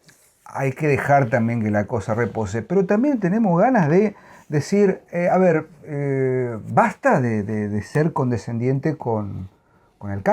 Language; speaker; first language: Spanish; native; Spanish